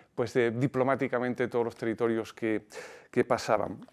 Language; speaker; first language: Spanish; native; Spanish